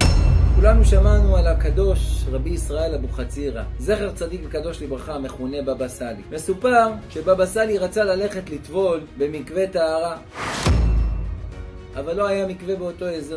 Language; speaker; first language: Hebrew; native; Hebrew